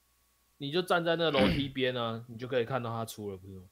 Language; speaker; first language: Chinese; native; Chinese